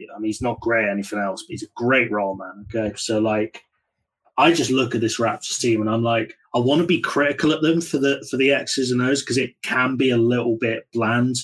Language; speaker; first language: English; native; English